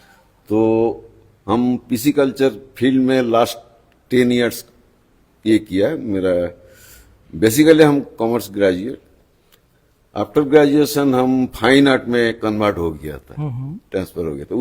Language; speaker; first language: Hindi; non-native, local second language; Bangla